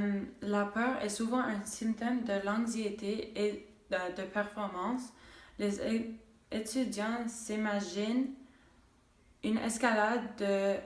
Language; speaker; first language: French; non-native, local second language; English